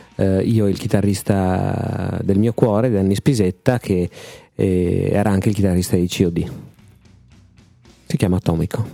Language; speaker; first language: Italian; native; Italian